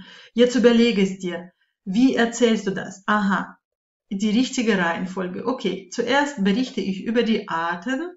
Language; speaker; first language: German; non-native, fluent; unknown